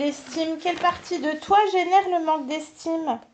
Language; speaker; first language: French; native; French